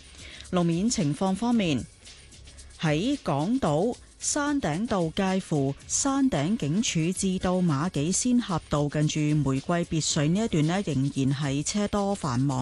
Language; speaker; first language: Cantonese; native; Cantonese